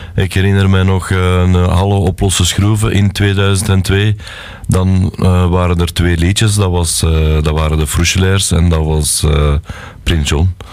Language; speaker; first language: Dutch; native; Dutch